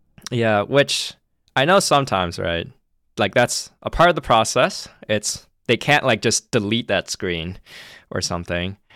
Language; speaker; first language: English; early bilingual, other home language; Chinese